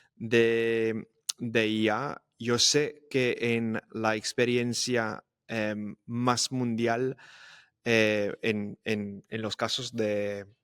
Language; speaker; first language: Spanish; non-native, fluent; English